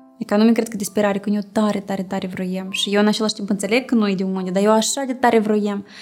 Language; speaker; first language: Romanian; native; Romanian